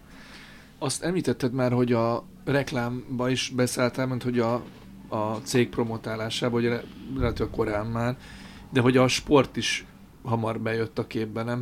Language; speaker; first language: Hungarian; native; Hungarian